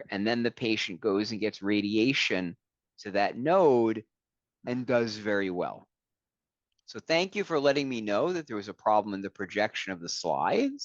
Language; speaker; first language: English; native; English